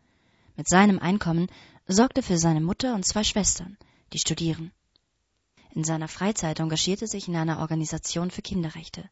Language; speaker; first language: German; native; German